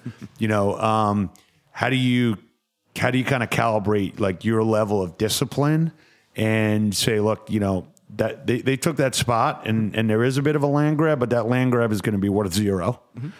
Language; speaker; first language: English; native; English